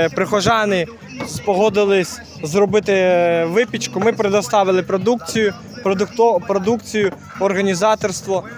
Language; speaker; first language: Ukrainian; non-native, local second language; Russian